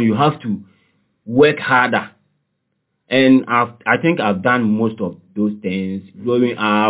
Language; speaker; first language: English; non-native, local second language; Akan